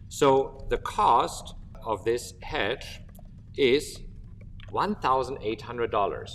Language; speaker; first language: English; non-native, fluent; German